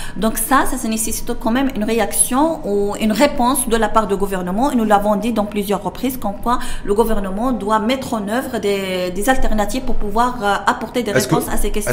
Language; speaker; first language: French; non-native, local second language; Arabic